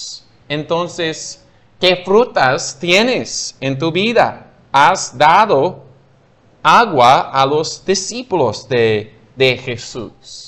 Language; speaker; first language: Spanish; non-native, fluent; English